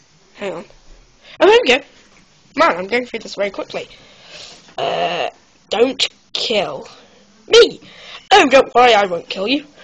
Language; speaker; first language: English; native; English